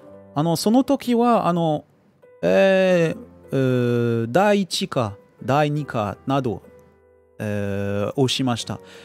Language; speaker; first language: Japanese; non-native, learner; French